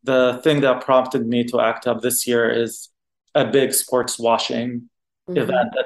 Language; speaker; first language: English; non-native, fluent; Arabic